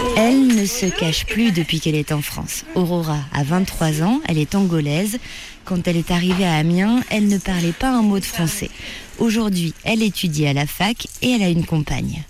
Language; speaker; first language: French; native; French